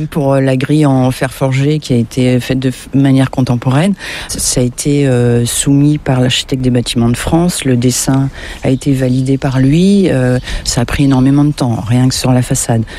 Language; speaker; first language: French; native; French